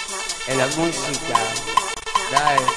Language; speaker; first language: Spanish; non-native, learner; Italian